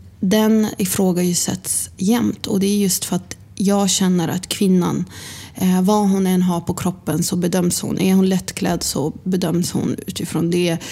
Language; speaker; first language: Swedish; early bilingual, other home language; Arabic